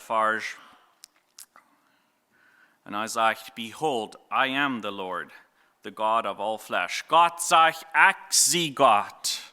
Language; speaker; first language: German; non-native, learner; Plautdietsch